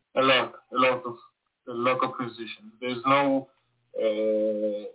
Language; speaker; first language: English; non-native, learner; Hebrew